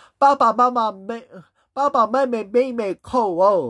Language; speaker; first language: Chinese; non-native, learner; Korean